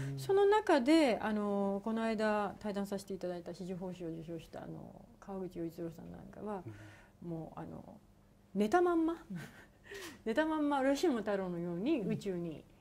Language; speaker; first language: Japanese; native; Japanese